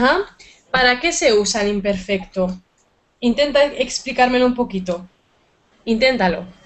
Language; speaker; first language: Spanish; native; Spanish